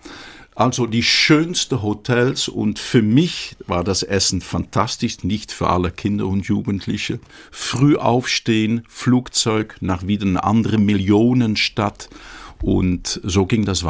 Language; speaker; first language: German; non-native, fluent; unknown